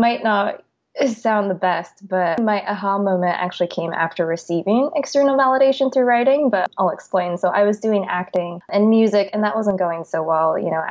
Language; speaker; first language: English; native; English